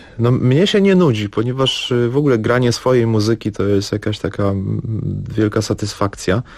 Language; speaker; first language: Polish; native; Polish